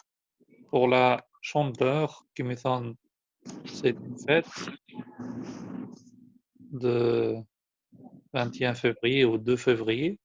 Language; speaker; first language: French; non-native, fluent; Albanian